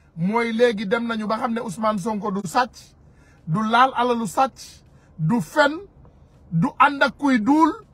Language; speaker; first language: Wolof; non-native, local second language; Soninke